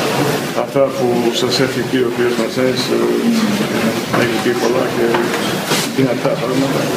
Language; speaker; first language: Greek; non-native, fluent; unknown